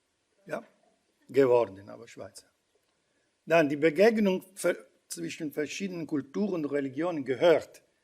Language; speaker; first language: German; non-native, fluent; Italian